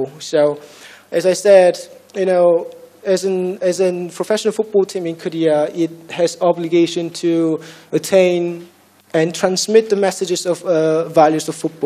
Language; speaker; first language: English; non-native, fluent; Korean